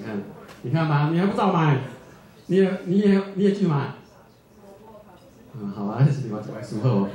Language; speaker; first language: Chinese; native; Chinese